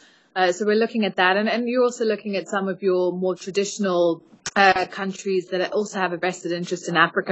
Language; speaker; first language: English; native; English